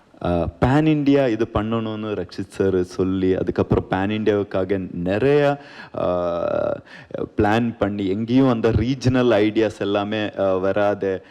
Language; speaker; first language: Tamil; non-native, learner; Kannada